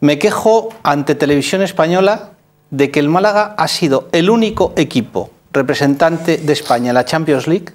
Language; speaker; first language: Spanish; native; Spanish